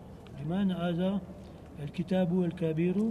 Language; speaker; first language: Arabic; non-native, learner; French